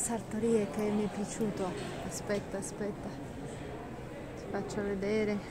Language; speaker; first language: Italian; non-native, learner; Russian